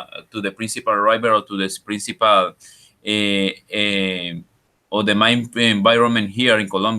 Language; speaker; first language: English; non-native, learner; Spanish